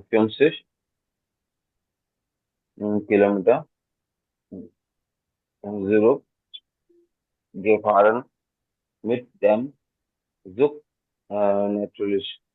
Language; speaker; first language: German; non-native, learner; Hindi